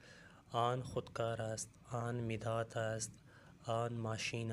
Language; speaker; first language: Persian; non-native, fluent; Urdu